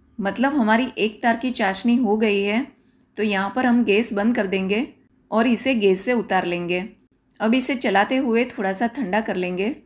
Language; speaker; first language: Hindi; non-native, local second language; Gujarati